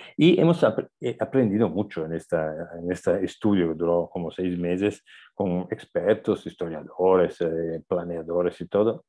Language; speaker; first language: Spanish; non-native, fluent; Italian